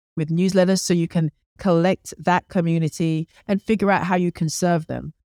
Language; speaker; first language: English; native; English